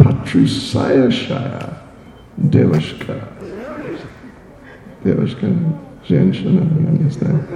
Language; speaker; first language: Russian; non-native, learner; English